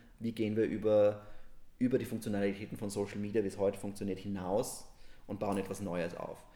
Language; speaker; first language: German; native; German